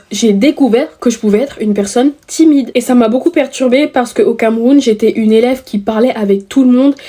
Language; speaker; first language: French; native; French